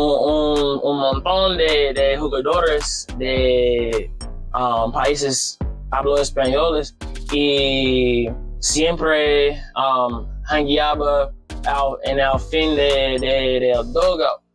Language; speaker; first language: Spanish; non-native, learner; English